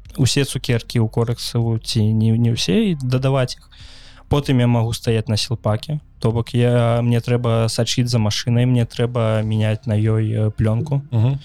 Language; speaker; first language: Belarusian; native; Belarusian